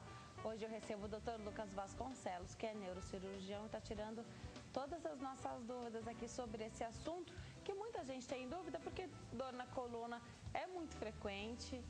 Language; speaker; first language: Portuguese; native; Portuguese